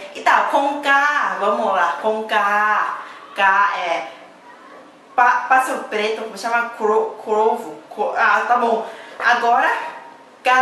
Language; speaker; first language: Portuguese; non-native, learner; Thai